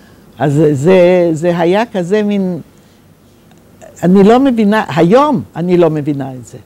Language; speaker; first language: Hebrew; non-native, fluent; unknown